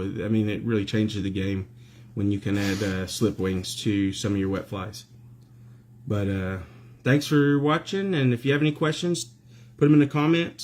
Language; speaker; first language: English; native; English